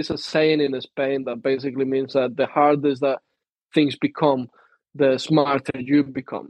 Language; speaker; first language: English; non-native, fluent; Spanish